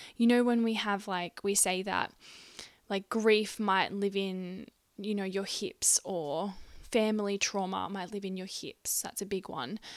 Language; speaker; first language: English; native; English